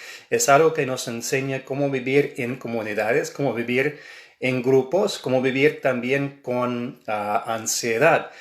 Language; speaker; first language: Spanish; non-native, fluent; English